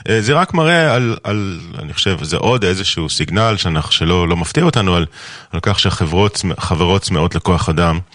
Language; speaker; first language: Hebrew; native; Hebrew